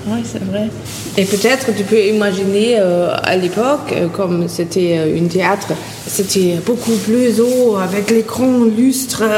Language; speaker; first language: French; non-native, fluent; German